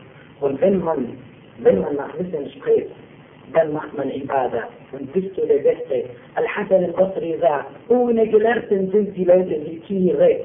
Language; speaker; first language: German; non-native, fluent; Turkish